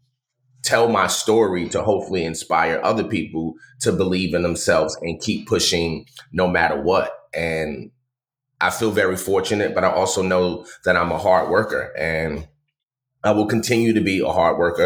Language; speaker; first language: English; native; English